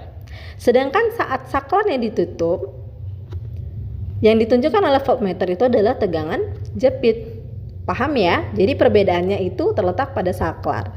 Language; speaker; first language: Indonesian; native; Indonesian